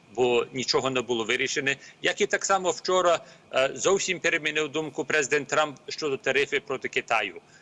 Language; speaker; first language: Ukrainian; early bilingual, heritage; Ukrainian